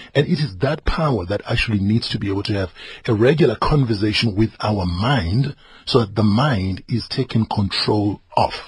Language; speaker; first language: English; non-native, local second language; Zulu